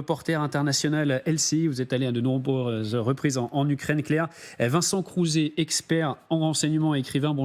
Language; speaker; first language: French; native; French